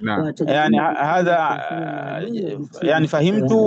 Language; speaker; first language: Arabic; non-native, learner; Swahili